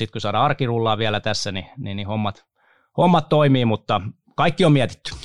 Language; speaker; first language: Finnish; native; Finnish